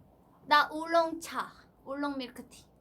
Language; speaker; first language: Korean; non-native, fluent; Thai